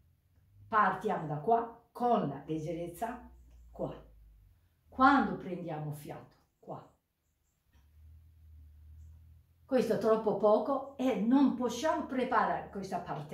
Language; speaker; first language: Italian; non-native, learner; Japanese